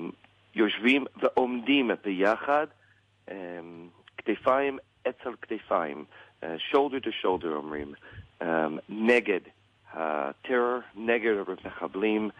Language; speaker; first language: Hebrew; non-native, learner; English